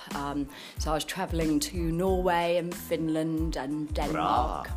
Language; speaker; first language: English; native; English